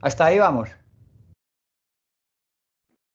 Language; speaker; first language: Spanish; native; Spanish